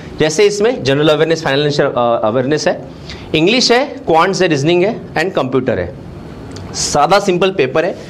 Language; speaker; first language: Hindi; non-native, local second language; Marathi